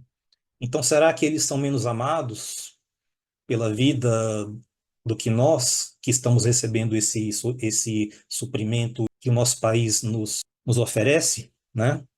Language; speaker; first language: Portuguese; native; Portuguese